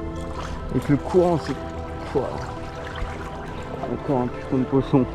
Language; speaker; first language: French; native; French